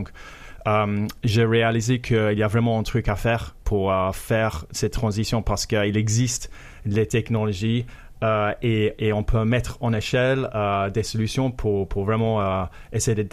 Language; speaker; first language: French; non-native, fluent; English